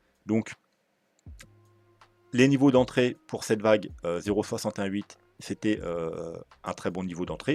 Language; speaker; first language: French; native; French